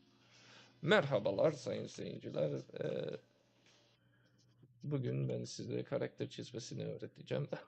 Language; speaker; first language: Turkish; early bilingual, heritage; Turkish